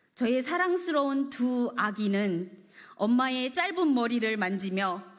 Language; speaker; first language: Korean; native; Korean